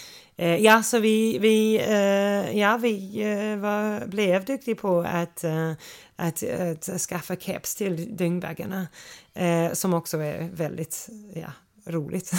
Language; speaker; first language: Swedish; non-native, fluent; English